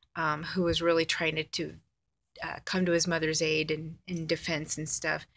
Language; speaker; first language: English; native; English